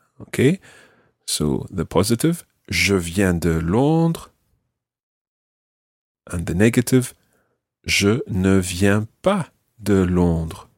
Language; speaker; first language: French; non-native, fluent; English